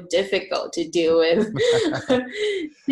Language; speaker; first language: English; non-native, local second language; Filipino